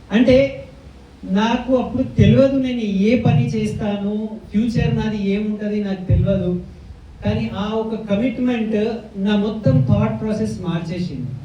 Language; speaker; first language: Telugu; non-native, local second language; Hindi